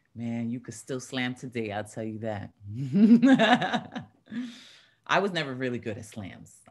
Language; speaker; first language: English; early bilingual, other home language; Spanish